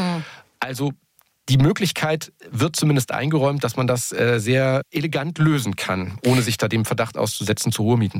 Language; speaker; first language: German; native; German